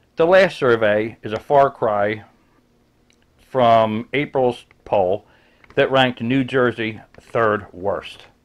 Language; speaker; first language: English; native; English